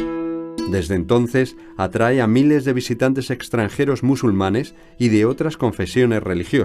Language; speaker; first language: Spanish; native; Spanish